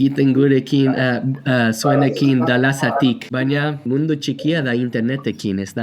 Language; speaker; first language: Basque; non-native, learner; English